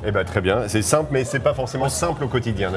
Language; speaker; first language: French; native; French